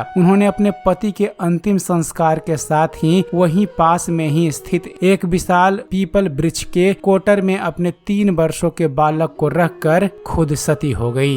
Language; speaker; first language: Hindi; native; Hindi